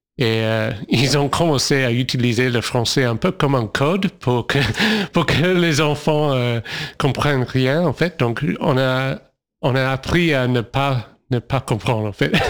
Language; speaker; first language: French; non-native, fluent; English